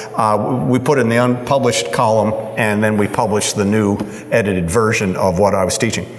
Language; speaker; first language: English; native; English